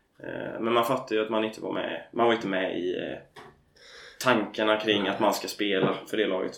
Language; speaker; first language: Swedish; native; Swedish